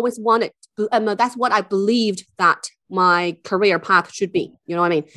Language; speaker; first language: English; non-native, fluent; Chinese